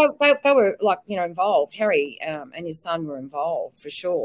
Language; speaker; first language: English; native; English